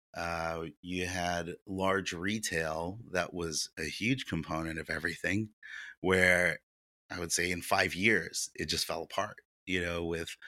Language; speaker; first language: English; early bilingual, other home language; Russian